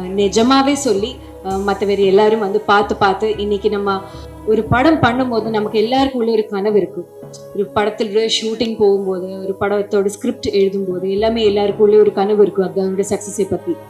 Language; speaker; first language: Tamil; non-native, fluent; Malayalam